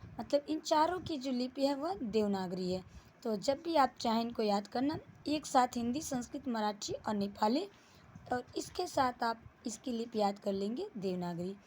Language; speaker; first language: Hindi; native; Hindi